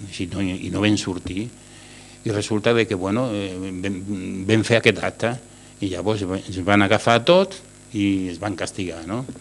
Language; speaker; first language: Catalan; non-native, local second language; Spanish